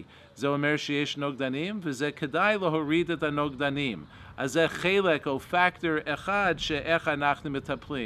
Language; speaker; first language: Hebrew; non-native, fluent; English